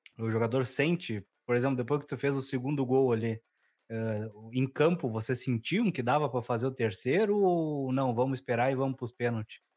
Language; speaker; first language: Portuguese; native; Portuguese